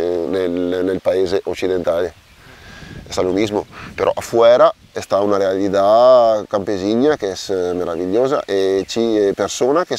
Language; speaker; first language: Spanish; non-native, learner; Italian